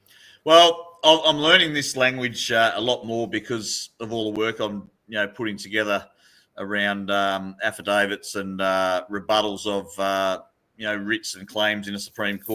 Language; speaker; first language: English; native; English